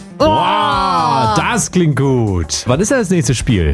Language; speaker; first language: German; native; German